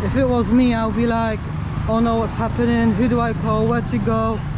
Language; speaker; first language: English; non-native, fluent; Polish